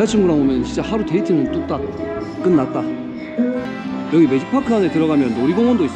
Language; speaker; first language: Korean; native; Korean